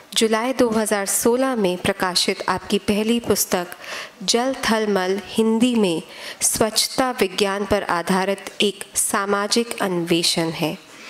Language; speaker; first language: Hindi; native; Hindi